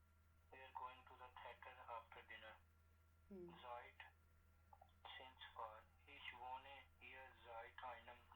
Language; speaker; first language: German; non-native, learner; Urdu